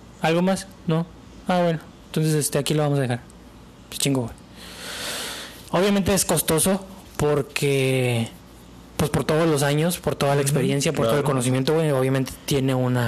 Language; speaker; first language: Spanish; native; Spanish